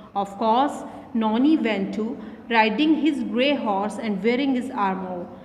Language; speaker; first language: English; non-native, local second language; Hindi